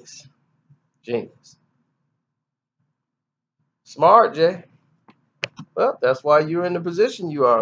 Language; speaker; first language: English; native; English